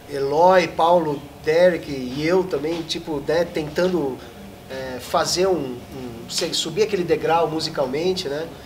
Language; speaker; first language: Portuguese; native; Portuguese